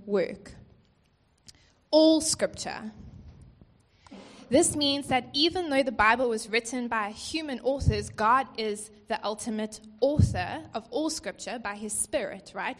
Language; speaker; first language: English; native; English